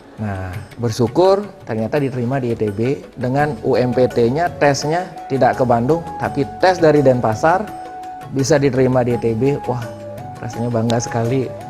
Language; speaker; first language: Indonesian; non-native, local second language; Balinese